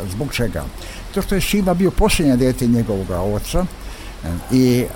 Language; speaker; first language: Serbian; native; Serbian